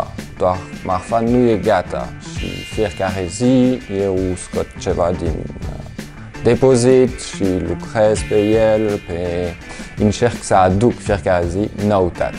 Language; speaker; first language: Romanian; non-native, learner; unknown